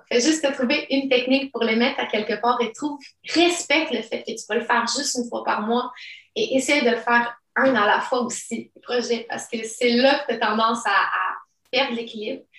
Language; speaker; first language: French; early bilingual, other home language; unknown